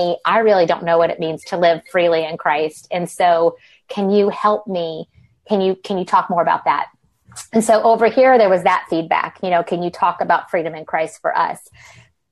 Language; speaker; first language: English; native; English